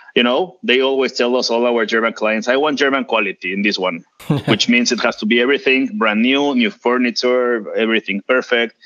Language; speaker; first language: English; non-native, fluent; Spanish